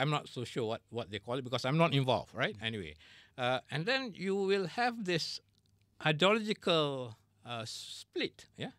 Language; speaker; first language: English; non-native, local second language; Malay